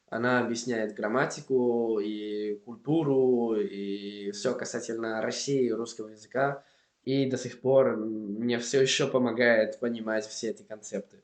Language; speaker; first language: Russian; non-native, fluent; Spanish